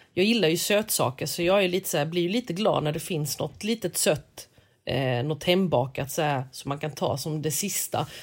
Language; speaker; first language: Swedish; early bilingual, other home language; Korean